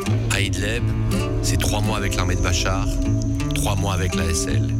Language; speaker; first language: French; non-native, learner; Arabic